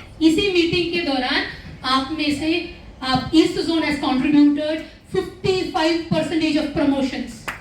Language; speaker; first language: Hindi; non-native, local second language; Malayalam